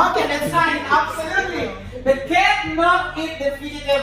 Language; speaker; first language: English; non-native, fluent; Indonesian